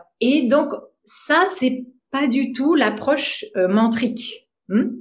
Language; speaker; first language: French; non-native, fluent; Russian